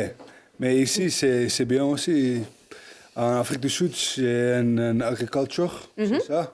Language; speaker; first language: French; non-native, learner; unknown